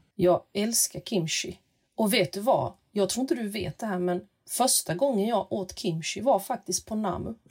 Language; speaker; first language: Swedish; early bilingual, other home language; Macedonian